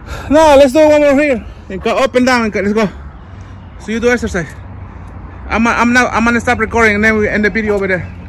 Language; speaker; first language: English; non-native, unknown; Spanish